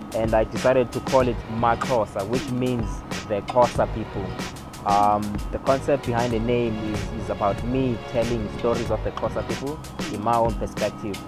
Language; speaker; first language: English; non-native, local second language; Xhosa